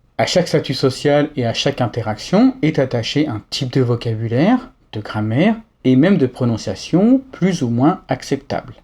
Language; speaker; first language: French; native; French